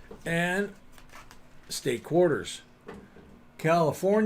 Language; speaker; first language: English; native; English